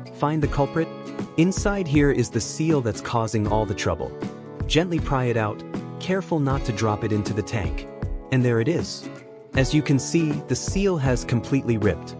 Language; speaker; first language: English; native; English